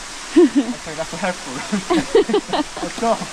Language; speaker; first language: English; non-native, fluent; Korean